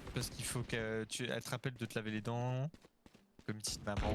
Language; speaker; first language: French; native; French